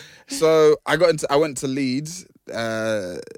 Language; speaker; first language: English; native; English